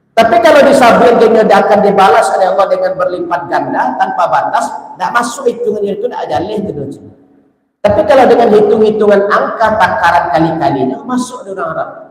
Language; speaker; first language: Malay; non-native, local second language; Minangkabau